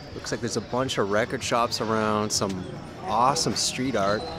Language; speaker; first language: English; native; English